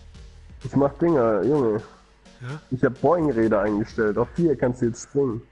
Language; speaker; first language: German; native; German